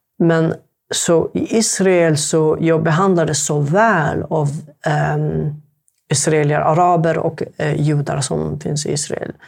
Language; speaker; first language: Swedish; non-native, fluent; Arabic